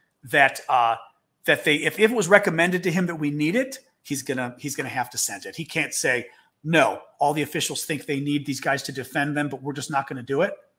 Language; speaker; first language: English; native; English